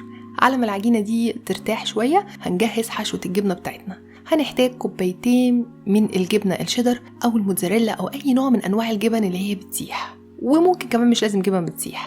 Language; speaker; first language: Arabic; native; Arabic